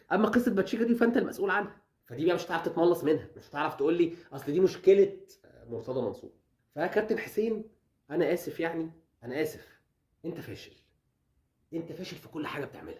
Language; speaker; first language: Arabic; native; Arabic